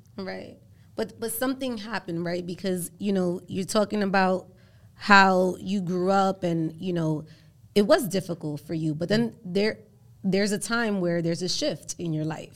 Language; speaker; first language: English; early bilingual, other home language; Spanish